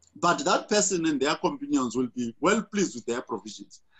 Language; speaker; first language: English; non-native, local second language; Xhosa